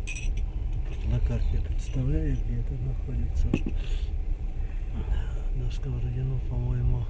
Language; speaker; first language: Russian; native; Russian